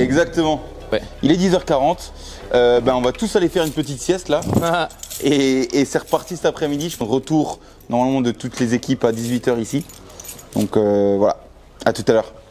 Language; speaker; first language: French; native; French